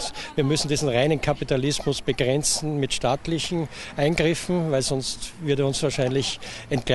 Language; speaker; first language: German; native; German